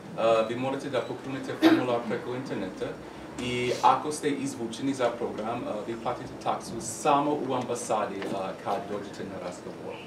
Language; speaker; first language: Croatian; non-native, learner; English